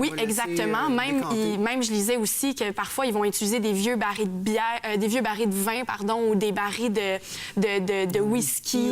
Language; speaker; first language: French; native; French